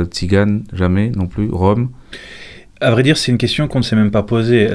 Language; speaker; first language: French; native; French